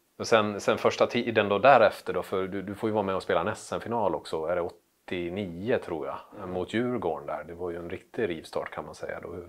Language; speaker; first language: Swedish; native; Swedish